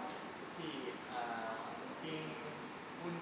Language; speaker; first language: Catalan; non-native, learner; Thai